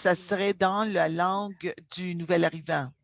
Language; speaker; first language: French; non-native, fluent; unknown